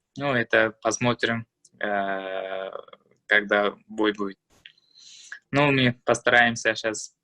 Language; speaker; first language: Russian; non-native, learner; Uzbek